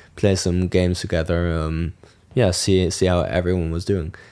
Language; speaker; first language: English; non-native, fluent; German